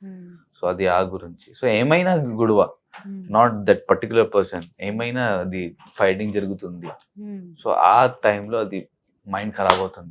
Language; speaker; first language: Telugu; non-native, local second language; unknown